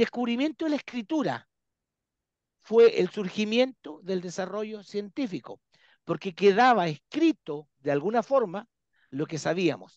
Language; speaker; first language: Spanish; native; Spanish